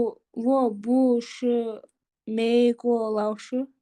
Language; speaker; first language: Chinese; non-native, learner; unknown